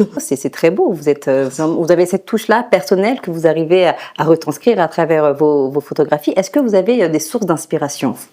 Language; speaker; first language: French; native; French